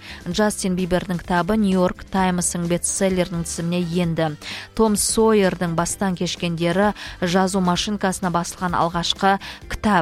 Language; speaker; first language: Kazakh; native; Kazakh